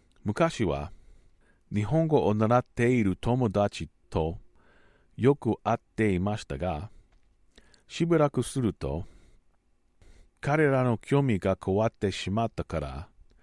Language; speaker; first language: Japanese; non-native, learner; English